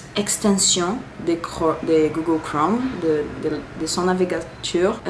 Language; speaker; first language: French; non-native, learner; Portuguese